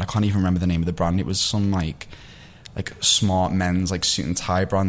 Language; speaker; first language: English; native; English